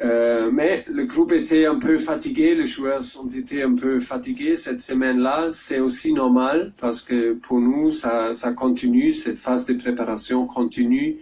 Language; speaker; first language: French; non-native, learner; German